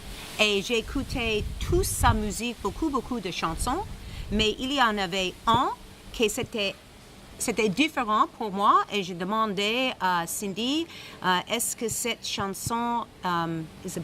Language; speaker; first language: French; non-native, learner; English